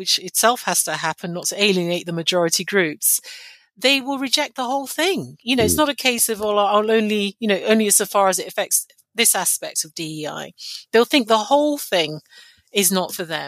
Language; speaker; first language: English; non-native, local second language; Yoruba